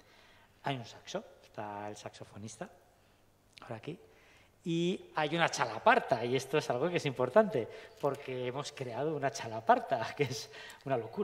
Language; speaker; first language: Spanish; native; Spanish